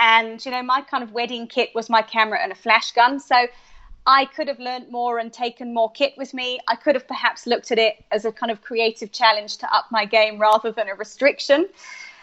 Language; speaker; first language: English; native; English